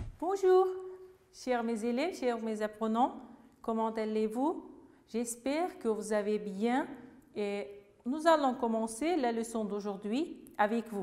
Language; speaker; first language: French; non-native, fluent; Uzbek